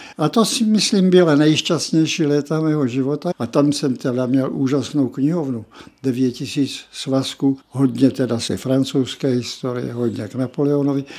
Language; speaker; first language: Czech; native; Czech